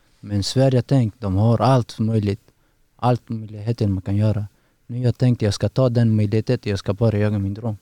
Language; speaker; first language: Swedish; non-native, learner; Persian